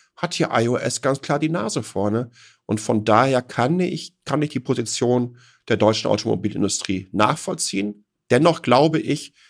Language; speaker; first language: German; native; German